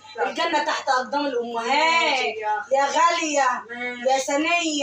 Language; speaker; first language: Arabic; native; Arabic